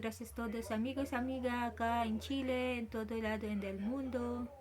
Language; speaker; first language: Spanish; non-native, learner; Filipino